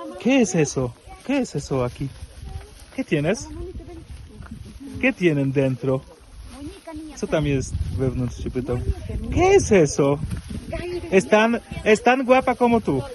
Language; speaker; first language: Spanish; non-native, learner; Polish